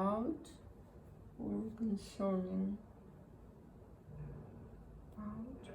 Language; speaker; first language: English; non-native, learner; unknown